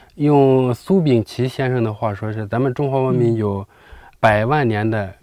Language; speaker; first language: Chinese; native; Chinese